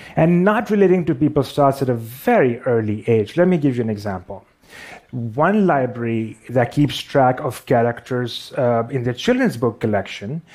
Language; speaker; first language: English; non-native, local second language; Urdu